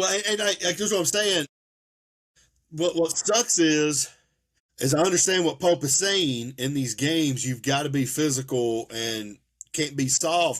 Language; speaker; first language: English; native; English